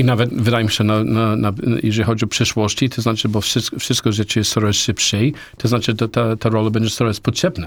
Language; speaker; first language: Polish; non-native, learner; English